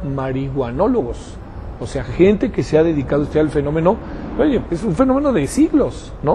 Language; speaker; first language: Spanish; native; Spanish